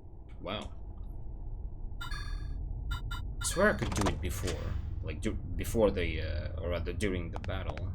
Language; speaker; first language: English; non-native, fluent; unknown